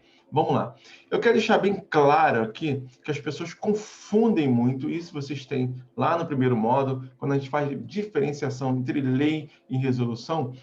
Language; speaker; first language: Portuguese; native; Portuguese